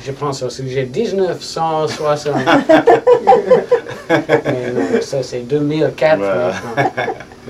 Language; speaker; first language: French; non-native, learner; English